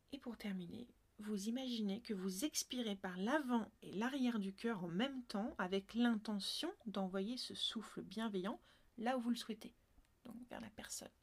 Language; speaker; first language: French; native; French